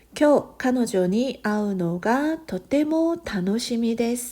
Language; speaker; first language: Japanese; non-native, fluent; Korean